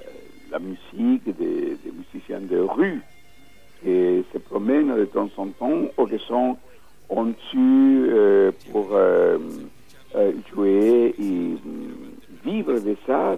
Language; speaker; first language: French; non-native, fluent; Spanish